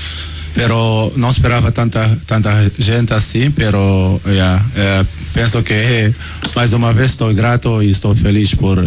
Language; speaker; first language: Spanish; non-native, learner; Portuguese